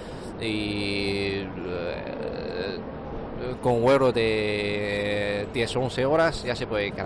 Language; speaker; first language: Spanish; non-native, fluent; Chinese